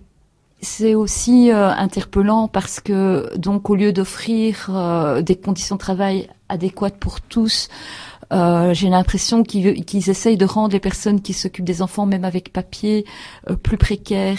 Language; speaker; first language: French; native; French